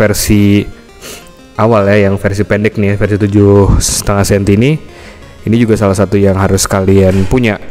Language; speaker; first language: Indonesian; native; Indonesian